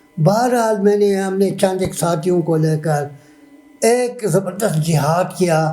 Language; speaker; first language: Urdu; non-native, local second language; Persian